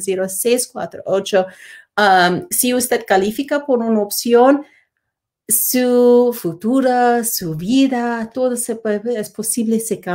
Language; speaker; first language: Spanish; non-native, learner; English